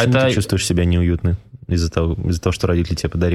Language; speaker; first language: Russian; native; Russian